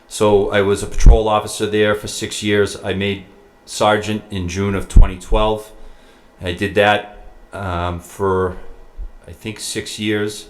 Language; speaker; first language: English; native; English